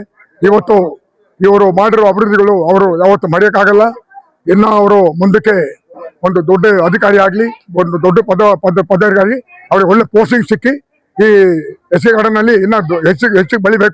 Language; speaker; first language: Kannada; non-native, local second language; Marathi